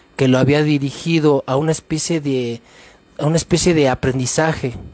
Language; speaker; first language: Spanish; native; Spanish